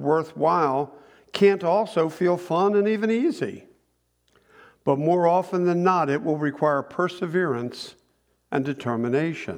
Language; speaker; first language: English; native; English